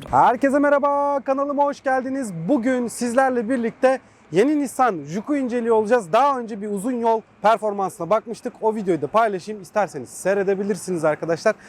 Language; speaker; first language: Turkish; native; Turkish